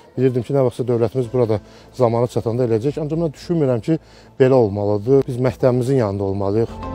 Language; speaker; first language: Azerbaijani; native; Azerbaijani